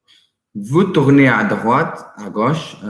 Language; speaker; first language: French; non-native, learner; Portuguese